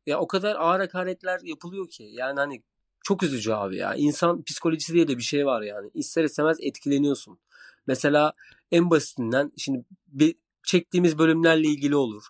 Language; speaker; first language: Turkish; native; Turkish